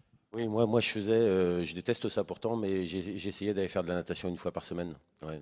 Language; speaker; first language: French; native; French